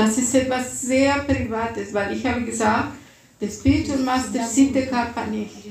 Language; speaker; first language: German; non-native, fluent; Russian